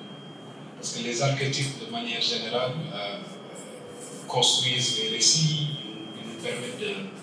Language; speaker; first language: French; non-native, local second language; Wolof